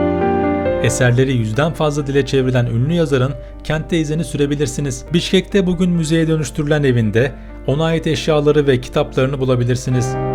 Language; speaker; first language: Turkish; native; Turkish